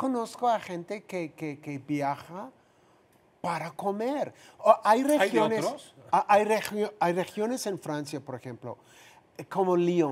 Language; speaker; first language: Spanish; non-native, fluent; English